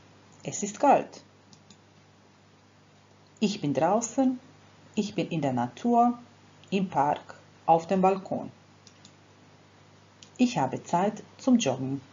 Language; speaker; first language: German; non-native, fluent; Croatian